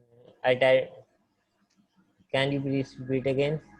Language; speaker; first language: English; non-native, learner; Punjabi